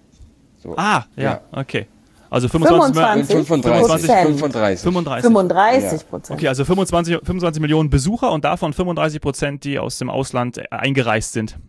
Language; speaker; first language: German; native; German